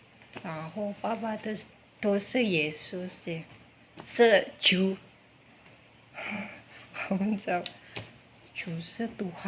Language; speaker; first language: Chinese; non-native, learner; Indonesian